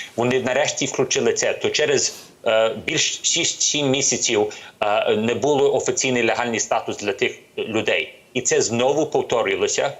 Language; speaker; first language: Ukrainian; early bilingual, heritage; Ukrainian